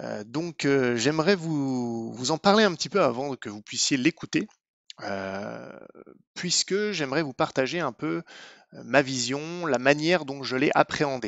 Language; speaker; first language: French; native; French